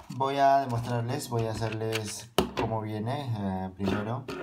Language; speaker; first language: Spanish; native; Spanish